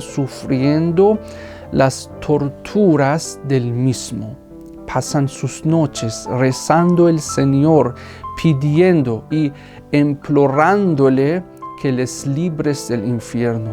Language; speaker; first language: Spanish; non-native, fluent; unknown